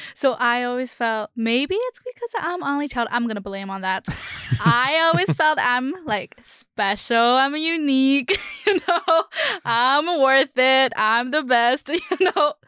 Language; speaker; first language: English; non-native, fluent; Chinese